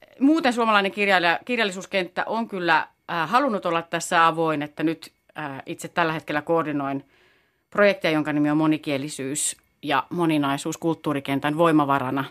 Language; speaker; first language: Finnish; native; Finnish